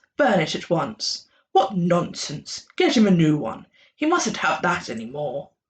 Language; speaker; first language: English; native; English